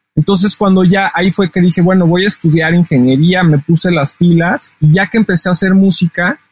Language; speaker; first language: Spanish; native; Spanish